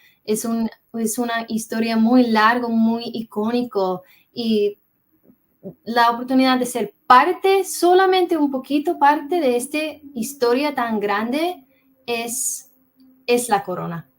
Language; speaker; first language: Spanish; early bilingual, heritage; English